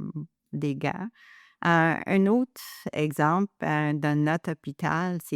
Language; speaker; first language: French; non-native, local second language; English